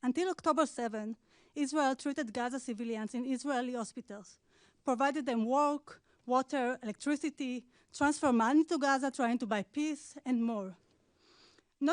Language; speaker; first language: English; non-native, fluent; Hebrew